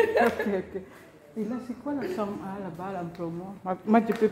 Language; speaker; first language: French; non-native, learner; Filipino